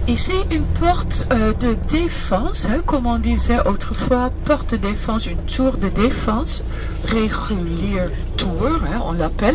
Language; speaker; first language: French; early bilingual, heritage; Dutch